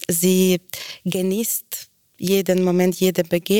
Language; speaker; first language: German; non-native, fluent; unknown